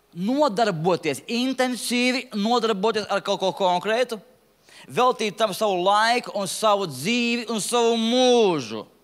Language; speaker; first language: Latvian; native; Latvian